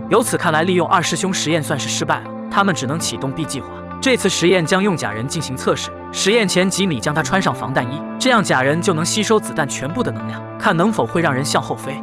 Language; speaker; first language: Chinese; native; Chinese